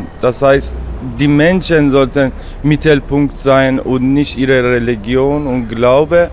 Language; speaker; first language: German; non-native, fluent; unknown